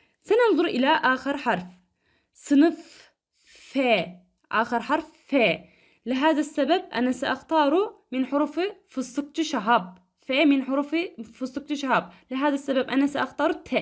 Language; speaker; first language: Arabic; non-native, fluent; Turkish